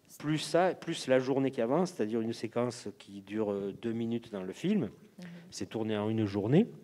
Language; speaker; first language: French; native; French